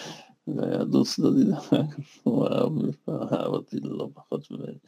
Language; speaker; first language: Hebrew; non-native, fluent; Russian